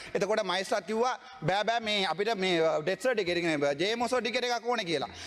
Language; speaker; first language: Sinhala; non-native, local second language; Tamil